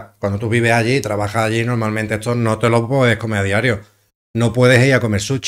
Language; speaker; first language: Spanish; native; Spanish